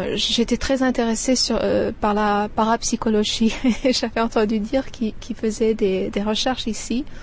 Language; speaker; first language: French; non-native, fluent; Persian